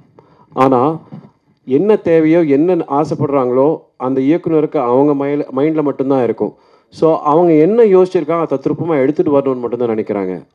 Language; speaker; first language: Tamil; native; Tamil